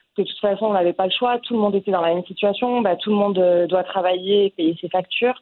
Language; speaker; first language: French; non-native, local second language; Arabic